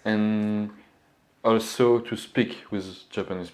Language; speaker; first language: English; non-native, learner; French